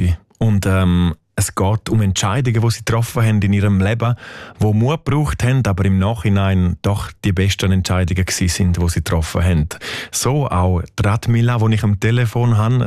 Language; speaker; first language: German; native; German